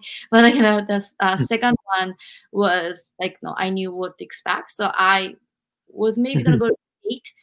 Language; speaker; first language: English; non-native, fluent; Japanese